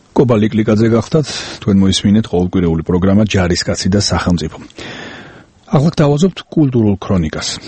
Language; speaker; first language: Georgian; native; Georgian